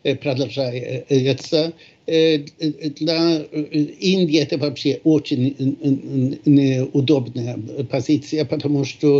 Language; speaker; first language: Russian; non-native, fluent; Swedish